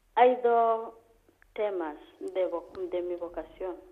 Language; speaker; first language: Spanish; non-native, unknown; Kamba